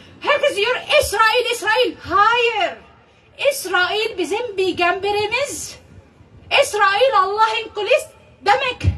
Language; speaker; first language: Turkish; non-native, learner; Arabic